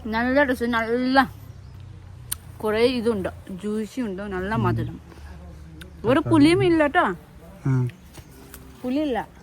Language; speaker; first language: Malayalam; non-native, learner; Nepali